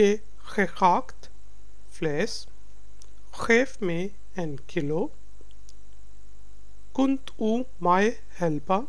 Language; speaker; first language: Dutch; non-native, learner; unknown